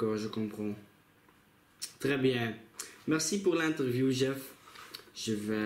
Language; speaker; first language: French; non-native, local second language; Dutch